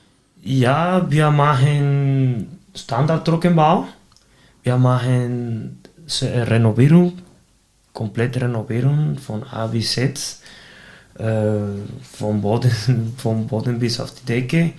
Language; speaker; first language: German; non-native, fluent; Spanish